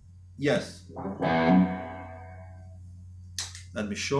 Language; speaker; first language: English; non-native, learner; Portuguese